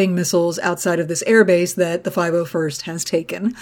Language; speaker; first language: English; native; English